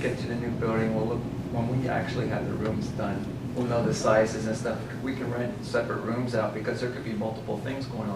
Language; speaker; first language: English; native; English